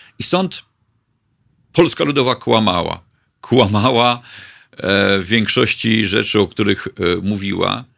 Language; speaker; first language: Polish; native; Polish